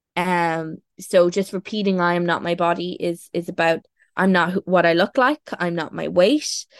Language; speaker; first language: English; native; English